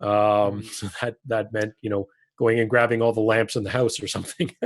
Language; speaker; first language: English; native; English